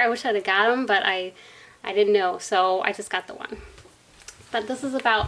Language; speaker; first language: English; native; English